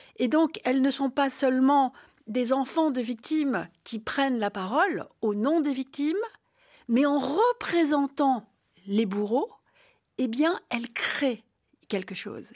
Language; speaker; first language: French; native; French